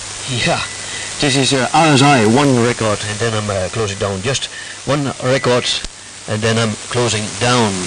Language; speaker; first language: English; non-native, fluent; Dutch